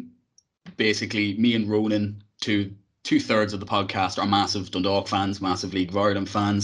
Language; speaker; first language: English; native; English